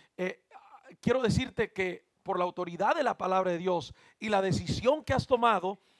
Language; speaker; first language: Spanish; early bilingual, heritage; Spanish